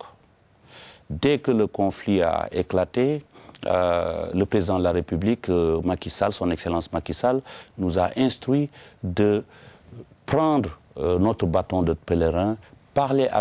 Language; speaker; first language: French; non-native, local second language; Wolof